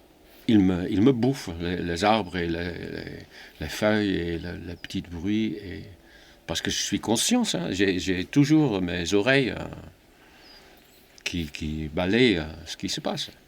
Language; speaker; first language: French; non-native, fluent; Dutch